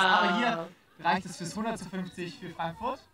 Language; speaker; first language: German; native; German